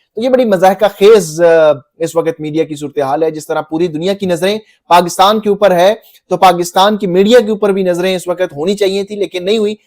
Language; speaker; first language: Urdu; native; Urdu